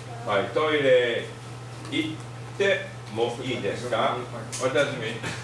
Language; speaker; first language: English; non-native, fluent; Japanese